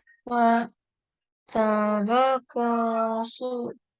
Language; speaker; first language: Japanese; non-native, learner; Indonesian